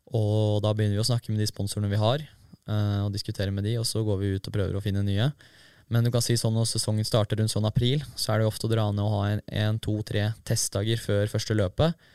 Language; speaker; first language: Norwegian; native; Norwegian